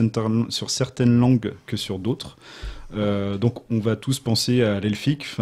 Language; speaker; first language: French; native; French